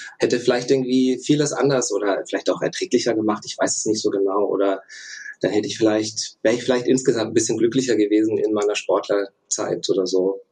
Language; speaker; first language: German; early bilingual, other home language; Russian